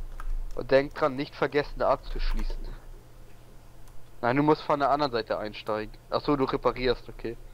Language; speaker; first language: German; native; German